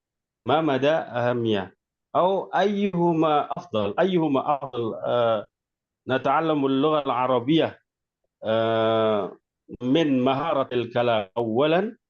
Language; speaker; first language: Arabic; non-native, fluent; Indonesian